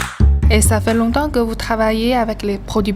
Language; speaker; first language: French; non-native, learner; Chinese